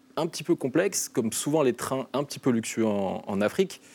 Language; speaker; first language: French; native; French